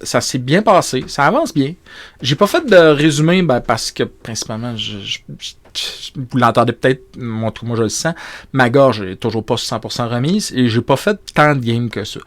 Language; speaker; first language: French; native; French